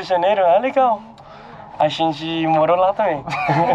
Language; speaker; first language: Portuguese; non-native, learner; Thai